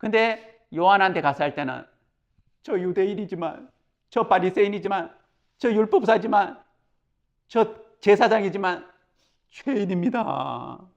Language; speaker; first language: Korean; native; Korean